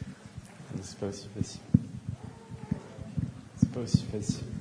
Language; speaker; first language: French; early bilingual, other home language; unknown